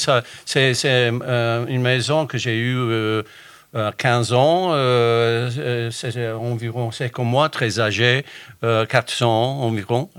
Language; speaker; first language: French; non-native, fluent; English